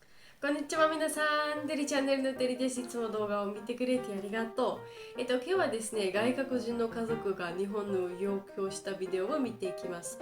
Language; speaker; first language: Japanese; non-native, learner; Georgian